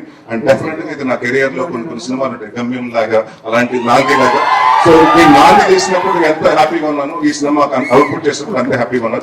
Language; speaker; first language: Telugu; native; Telugu